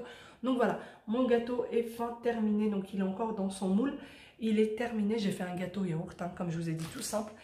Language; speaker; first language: French; native; French